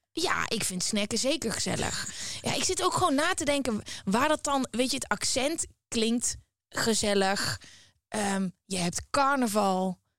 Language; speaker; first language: Dutch; native; Dutch